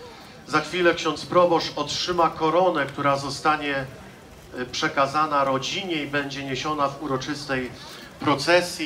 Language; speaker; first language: Polish; native; Polish